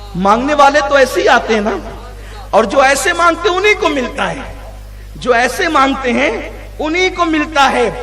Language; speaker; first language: Urdu; native; Urdu